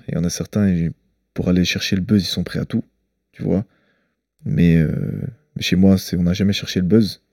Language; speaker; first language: French; early bilingual, other home language; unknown